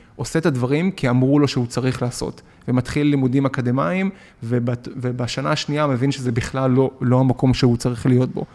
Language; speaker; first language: Hebrew; native; Hebrew